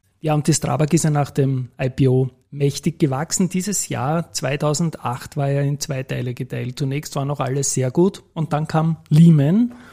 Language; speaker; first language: German; native; German